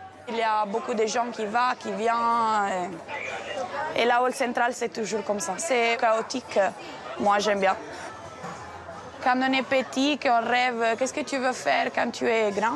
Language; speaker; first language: French; non-native, fluent; Italian